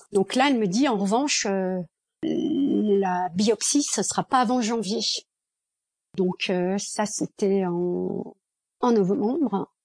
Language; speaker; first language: French; early bilingual, other home language; Kabyle